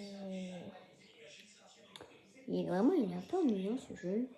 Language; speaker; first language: French; native; French